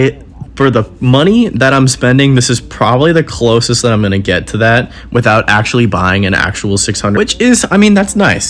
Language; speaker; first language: English; native; English